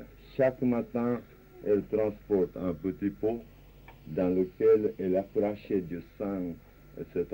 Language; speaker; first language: French; non-native, fluent; Japanese